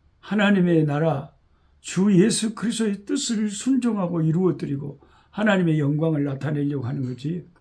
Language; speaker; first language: Korean; native; Korean